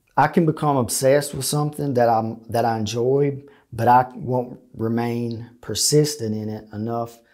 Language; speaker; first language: English; native; English